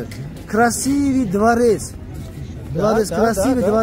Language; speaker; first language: Russian; non-native, learner; Uzbek